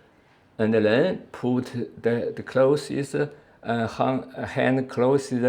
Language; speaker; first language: English; non-native, learner; Chinese